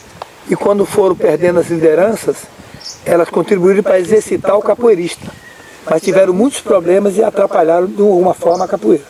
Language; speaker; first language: Portuguese; native; Portuguese